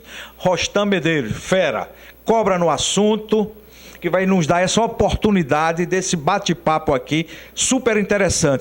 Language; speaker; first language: Portuguese; native; Portuguese